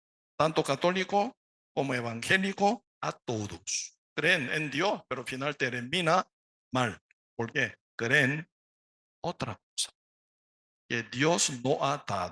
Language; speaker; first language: Spanish; non-native, learner; Korean